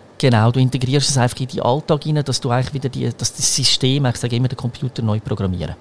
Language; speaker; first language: German; early bilingual, other home language; Croatian